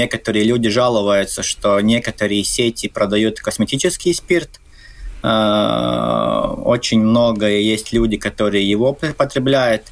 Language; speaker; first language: Russian; non-native, local second language; Latvian